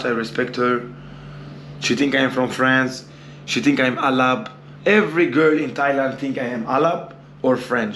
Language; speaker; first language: English; non-native, learner; Portuguese